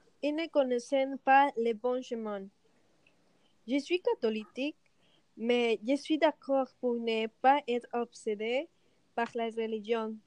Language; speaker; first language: French; non-native, learner; Spanish